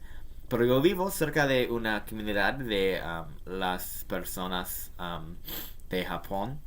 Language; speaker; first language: Spanish; non-native, learner; English